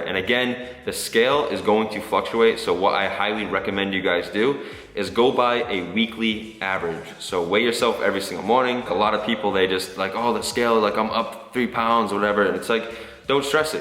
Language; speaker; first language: English; native; English